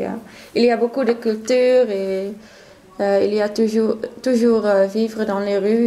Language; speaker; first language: French; non-native, learner; Dutch